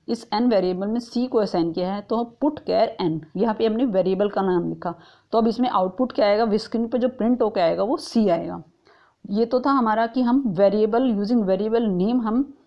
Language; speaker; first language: Hindi; native; Hindi